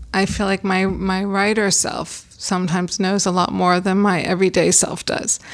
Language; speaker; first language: English; native; English